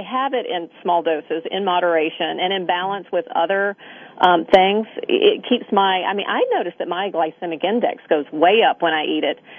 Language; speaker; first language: English; native; English